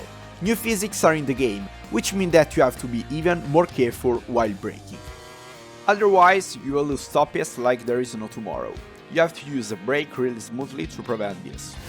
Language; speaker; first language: English; non-native, fluent; German